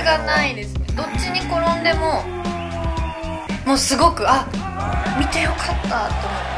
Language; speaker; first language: Japanese; native; Japanese